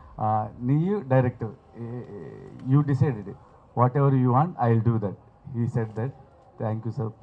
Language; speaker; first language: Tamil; non-native, learner; Telugu